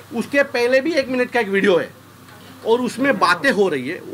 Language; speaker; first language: Hindi; non-native, local second language; Marathi